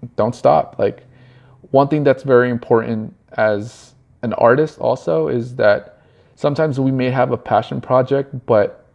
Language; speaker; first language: English; early bilingual, other home language; Spanish